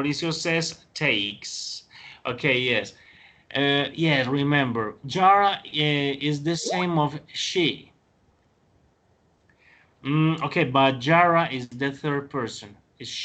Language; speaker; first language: English; non-native, fluent; Spanish